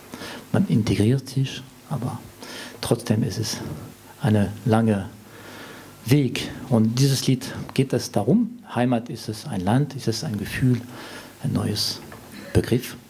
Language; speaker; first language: German; non-native, fluent; French